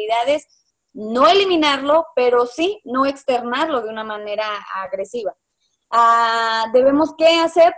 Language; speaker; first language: Spanish; native; Spanish